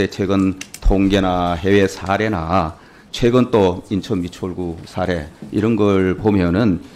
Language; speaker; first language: Korean; native; Korean